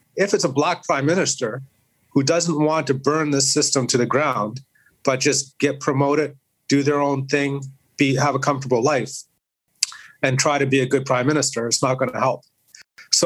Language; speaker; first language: English; native; English